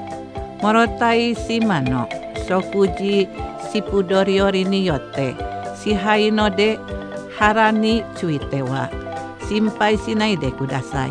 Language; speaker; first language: Japanese; non-native, fluent; Indonesian